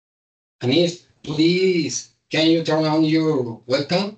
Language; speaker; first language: English; non-native, learner; Spanish